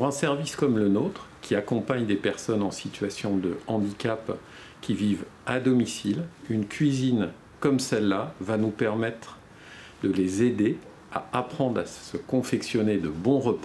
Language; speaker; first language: French; native; French